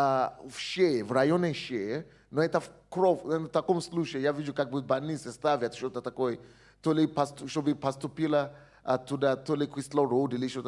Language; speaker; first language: Russian; non-native, fluent; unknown